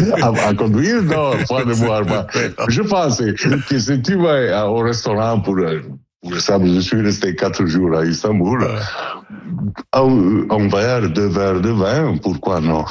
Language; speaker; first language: French; non-native, learner; Italian